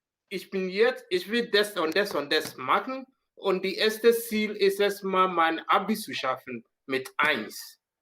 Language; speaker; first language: German; non-native, learner; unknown